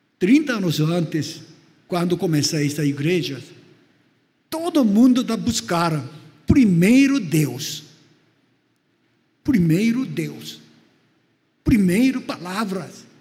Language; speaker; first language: Portuguese; non-native, fluent; Korean